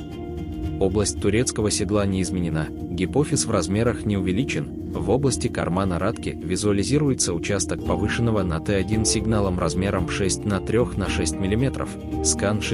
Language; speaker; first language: Russian; native; Russian